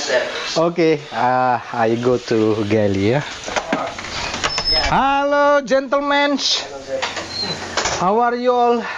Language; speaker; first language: English; non-native, learner; Indonesian